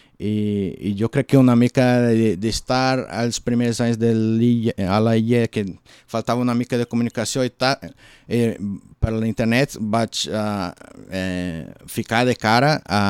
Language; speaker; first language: Catalan; non-native, learner; Portuguese